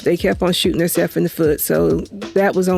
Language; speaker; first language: English; native; English